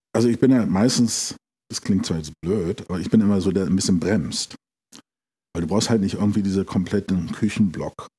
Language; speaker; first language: German; native; German